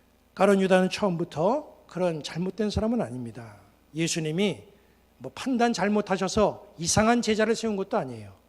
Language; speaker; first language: Korean; native; Korean